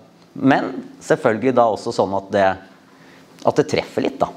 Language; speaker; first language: Norwegian; native; Norwegian